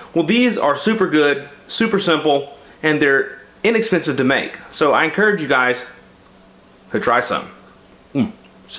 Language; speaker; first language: English; native; English